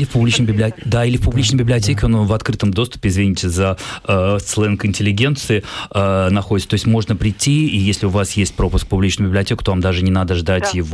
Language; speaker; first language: Russian; native; Russian